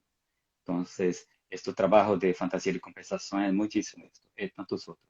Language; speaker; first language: Spanish; non-native, fluent; Portuguese